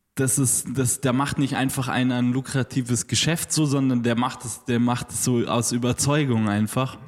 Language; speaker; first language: German; native; German